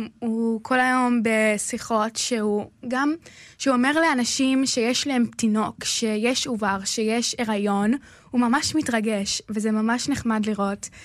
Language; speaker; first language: Hebrew; early bilingual, heritage; English